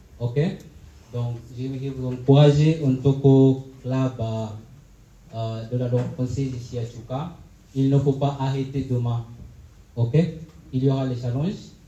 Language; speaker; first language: French; non-native, fluent; Swahili